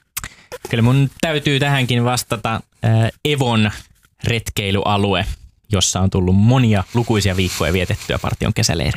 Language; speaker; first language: Finnish; native; Finnish